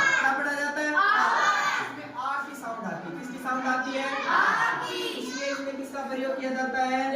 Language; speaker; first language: Hindi; native; Hindi